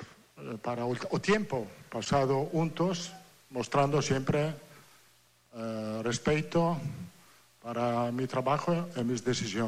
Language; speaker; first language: Portuguese; non-native, learner; Italian